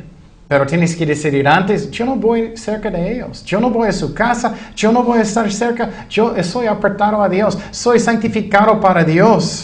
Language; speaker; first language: Spanish; non-native, fluent; English